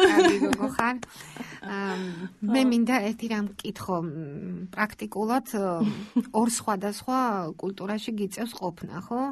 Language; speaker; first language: Georgian; native; Georgian